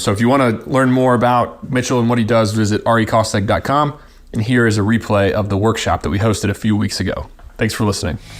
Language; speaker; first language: English; native; English